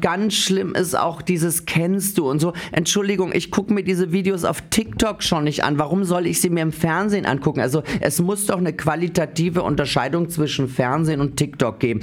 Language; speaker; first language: German; native; German